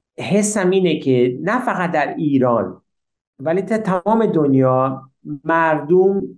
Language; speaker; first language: Persian; early bilingual, heritage; English